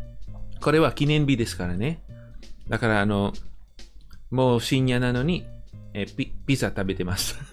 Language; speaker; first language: Japanese; non-native, fluent; English